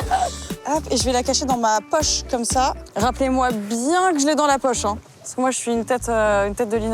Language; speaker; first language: French; native; French